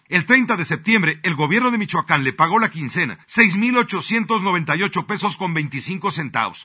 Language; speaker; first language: Spanish; native; Spanish